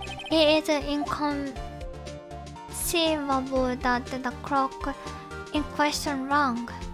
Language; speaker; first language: English; non-native, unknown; Japanese